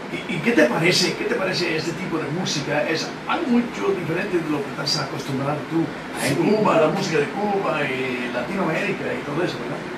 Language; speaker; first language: Spanish; early bilingual, heritage; Spanish